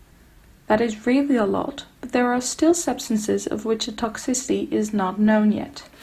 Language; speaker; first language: English; non-native, fluent; Dutch